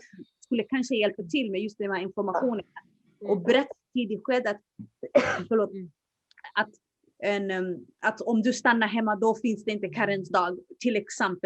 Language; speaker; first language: Swedish; early bilingual, other home language; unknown